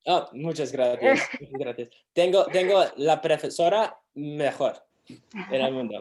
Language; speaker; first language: Spanish; non-native, learner; English